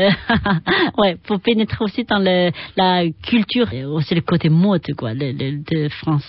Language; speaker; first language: French; non-native, fluent; Chinese